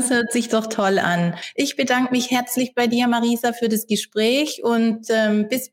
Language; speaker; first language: German; native; German